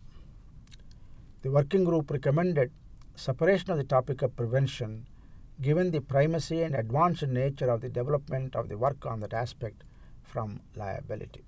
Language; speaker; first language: English; non-native, local second language; Telugu